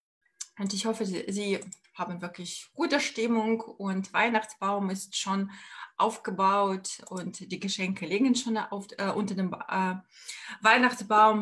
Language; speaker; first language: German; non-native, fluent; Russian